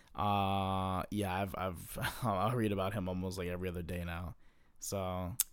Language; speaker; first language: English; native; English